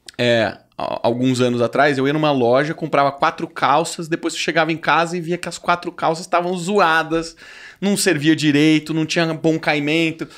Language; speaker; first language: Portuguese; native; Portuguese